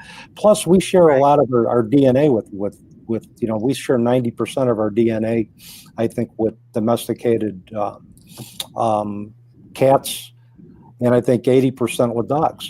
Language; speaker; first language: English; native; English